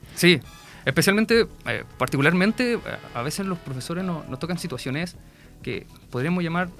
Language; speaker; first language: Spanish; native; Spanish